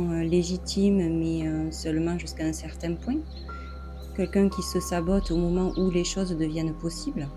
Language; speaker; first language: French; native; French